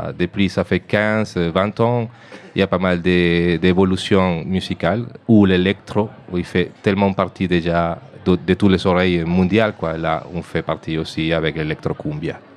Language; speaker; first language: French; non-native, learner; Spanish